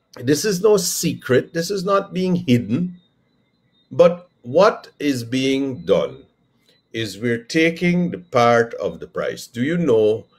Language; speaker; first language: English; native; English